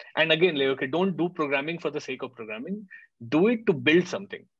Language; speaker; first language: English; non-native, local second language; Hindi